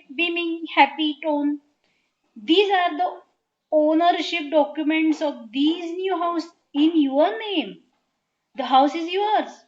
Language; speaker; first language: English; non-native, local second language; Marathi